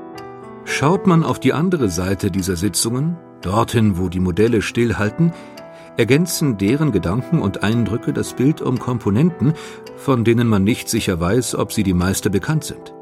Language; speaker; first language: German; native; German